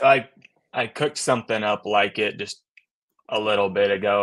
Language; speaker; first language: English; native; English